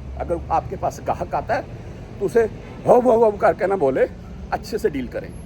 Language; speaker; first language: Urdu; non-native, local second language; Punjabi